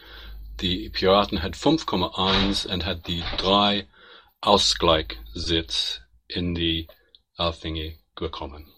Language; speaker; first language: German; non-native, learner; English